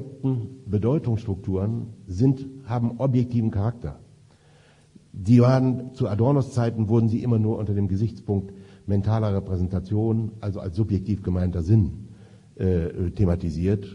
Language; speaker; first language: German; native; German